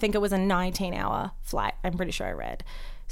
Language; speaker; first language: English; native; English